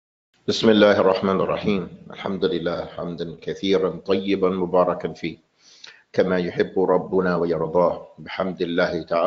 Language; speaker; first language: Arabic; non-native, fluent; English